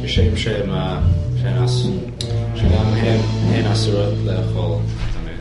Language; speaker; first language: Hebrew; non-native, learner; English